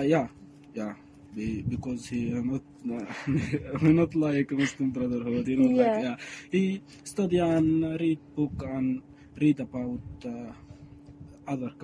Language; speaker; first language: English; non-native, learner; Arabic